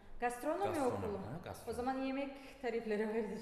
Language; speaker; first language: Turkish; non-native, fluent; Russian